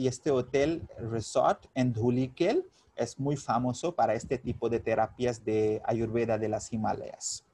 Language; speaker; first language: Spanish; non-native, fluent; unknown